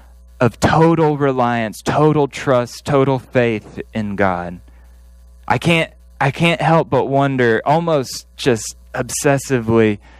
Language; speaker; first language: English; native; English